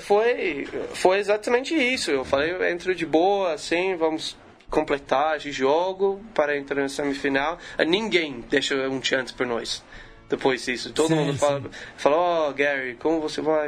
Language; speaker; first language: Portuguese; non-native, learner; English